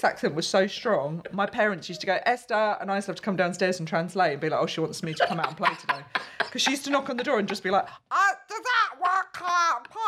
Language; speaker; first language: English; native; English